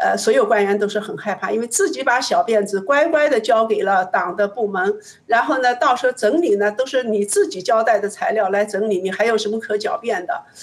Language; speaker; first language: Chinese; native; Chinese